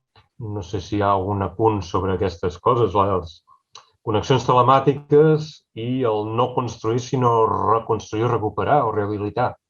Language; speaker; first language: Catalan; native; Catalan